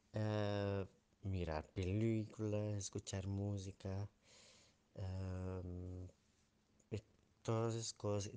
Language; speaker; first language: Spanish; non-native, fluent; Dutch